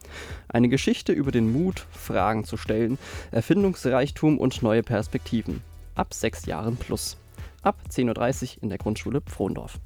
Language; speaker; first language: German; native; German